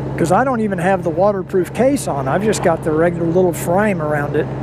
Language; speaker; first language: English; native; English